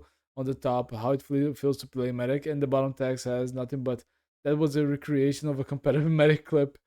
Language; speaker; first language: English; non-native, fluent; Portuguese